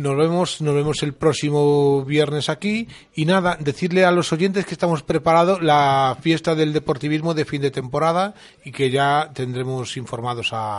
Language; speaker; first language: Spanish; native; Spanish